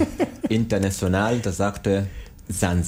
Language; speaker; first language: German; non-native, learner; Swahili